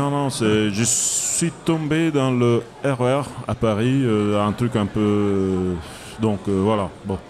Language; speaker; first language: French; early bilingual, other home language; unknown